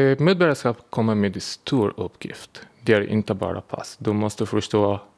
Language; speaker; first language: Swedish; non-native, fluent; Arabic